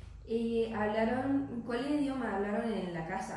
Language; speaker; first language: Spanish; non-native, learner; English